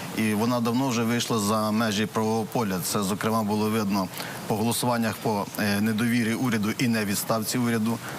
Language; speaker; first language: Ukrainian; native; Ukrainian